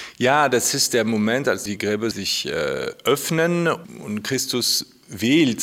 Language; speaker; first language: German; non-native, fluent; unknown